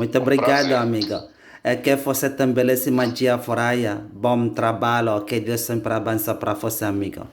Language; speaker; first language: Portuguese; non-native, learner; Indonesian